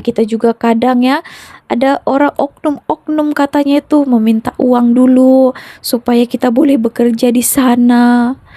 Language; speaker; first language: Indonesian; native; Indonesian